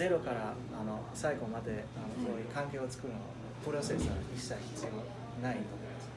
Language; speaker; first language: Japanese; non-native, fluent; Chinese